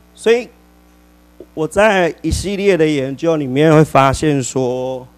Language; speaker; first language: Chinese; native; Chinese